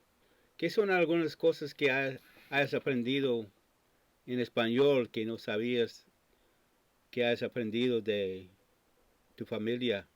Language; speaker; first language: Spanish; non-native, fluent; English